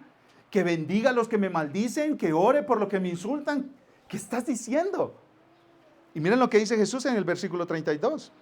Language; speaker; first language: Spanish; native; Spanish